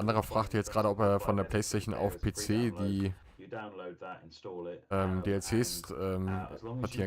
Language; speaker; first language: German; native; German